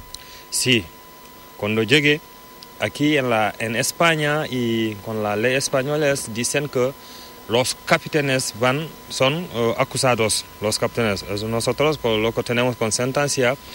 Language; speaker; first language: Spanish; non-native, learner; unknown